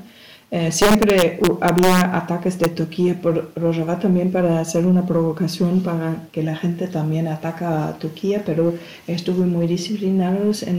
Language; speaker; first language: Spanish; non-native, learner; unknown